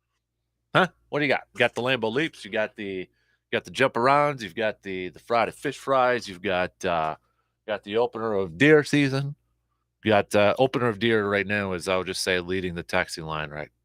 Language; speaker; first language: English; native; English